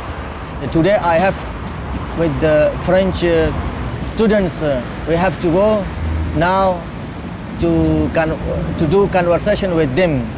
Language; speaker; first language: English; non-native, learner; Pashto